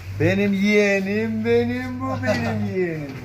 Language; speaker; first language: Turkish; non-native, fluent; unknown